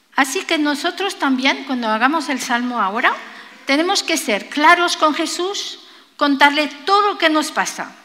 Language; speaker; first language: Spanish; non-native, fluent; French